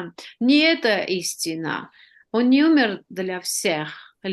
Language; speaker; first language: Russian; non-native, fluent; Armenian